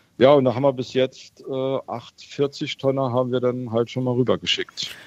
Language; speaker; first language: German; native; German